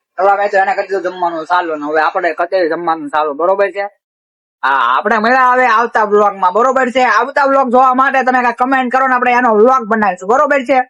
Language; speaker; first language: Gujarati; native; Gujarati